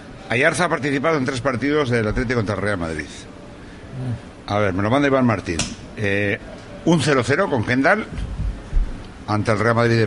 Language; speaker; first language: Spanish; native; Spanish